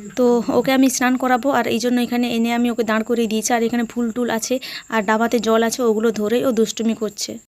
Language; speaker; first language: Bangla; non-native, local second language; Santali